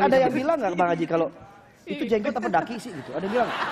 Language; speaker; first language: Indonesian; native; Indonesian